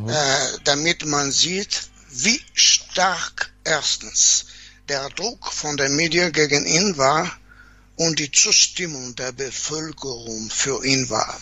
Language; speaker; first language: German; non-native, fluent; Portuguese